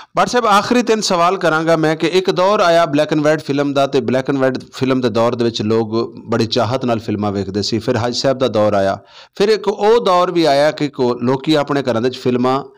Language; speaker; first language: Punjabi; non-native, local second language; Saraiki